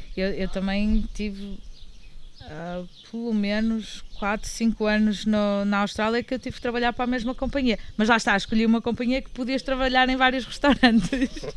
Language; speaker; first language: Portuguese; native; Portuguese